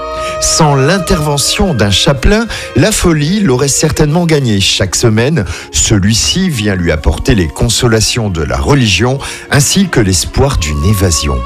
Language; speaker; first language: French; native; French